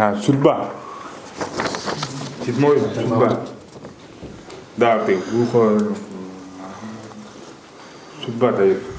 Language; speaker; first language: Russian; non-native, learner; Kyrgyz